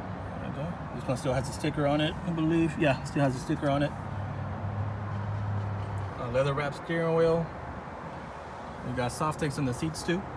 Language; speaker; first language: English; native; English